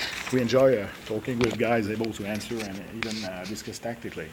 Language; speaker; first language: English; non-native, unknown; French